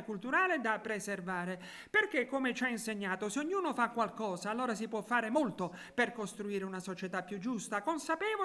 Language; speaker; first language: Italian; native; Italian